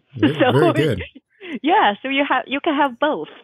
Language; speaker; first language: English; non-native, fluent; Chinese